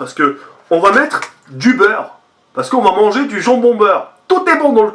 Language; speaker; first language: French; native; French